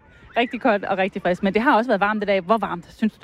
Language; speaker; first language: Danish; native; Danish